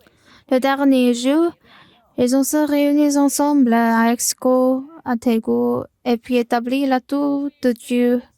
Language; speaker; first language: French; non-native, learner; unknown